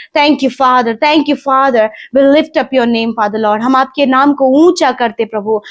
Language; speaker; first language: Hindi; native; Hindi